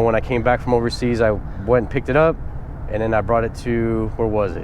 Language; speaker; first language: English; native; English